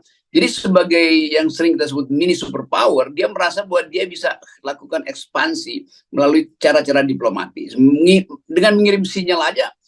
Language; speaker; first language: Indonesian; native; Indonesian